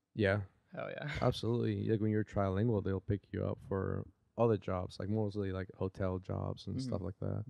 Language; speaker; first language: English; early bilingual, other home language; Spanish